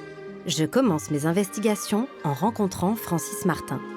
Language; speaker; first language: French; native; French